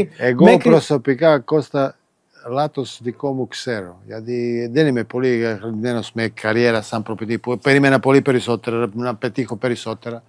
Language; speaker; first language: Greek; non-native, fluent; Serbian